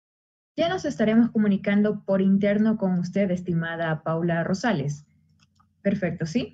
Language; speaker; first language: Spanish; native; Spanish